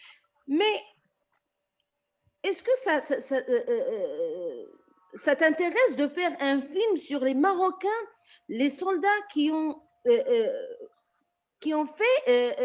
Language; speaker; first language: French; non-native, local second language; Arabic